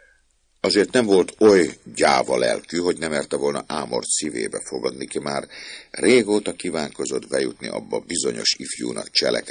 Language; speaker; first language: Hungarian; native; Hungarian